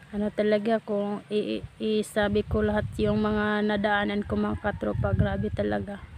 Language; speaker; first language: Filipino; non-native, local second language; Hiligaynon